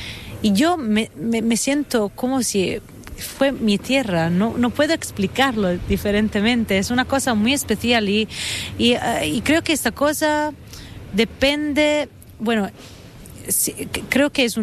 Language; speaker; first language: Spanish; non-native, fluent; Italian